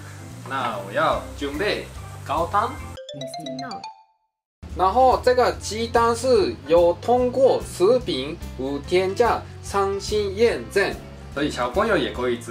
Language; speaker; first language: Chinese; non-native, fluent; Japanese